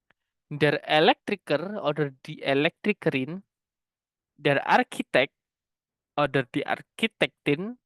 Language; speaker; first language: German; non-native, learner; Indonesian